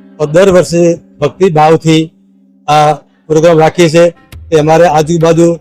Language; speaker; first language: Gujarati; non-native, local second language; Marwari